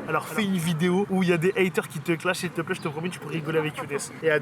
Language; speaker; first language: French; native; French